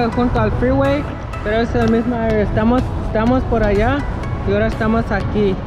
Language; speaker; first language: Spanish; early bilingual, heritage; Spanish